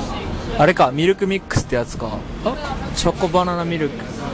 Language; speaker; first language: Japanese; native; Japanese